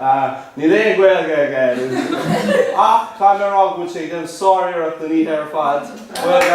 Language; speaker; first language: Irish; non-native, local second language; English